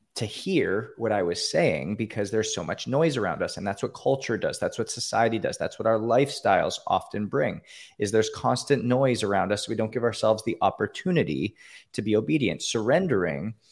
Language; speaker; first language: English; native; English